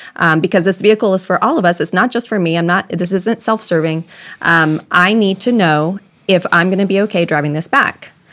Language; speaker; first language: English; native; English